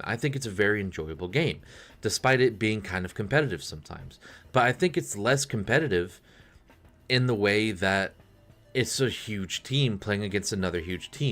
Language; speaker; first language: English; native; English